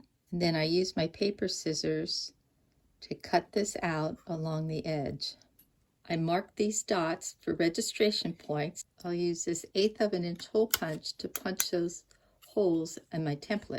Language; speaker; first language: English; native; English